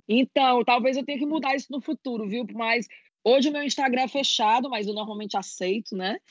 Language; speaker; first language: Portuguese; native; Portuguese